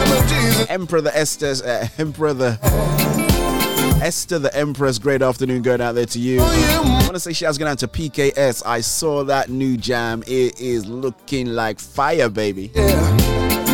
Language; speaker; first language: English; native; English